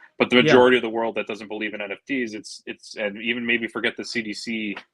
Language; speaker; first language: English; native; English